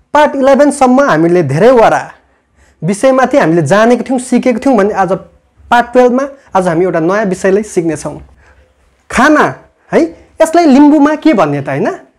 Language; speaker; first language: Nepali; non-native, local second language; Limbu